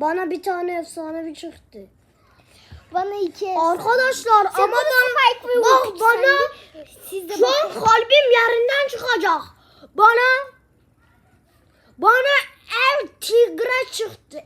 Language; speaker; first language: Turkish; native; Turkish